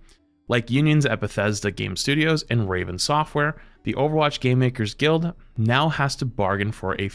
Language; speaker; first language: English; native; English